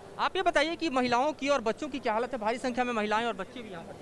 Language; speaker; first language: Hindi; native; Hindi